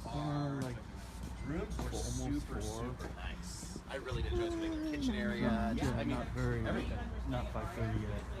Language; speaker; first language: English; non-native, learner; Thai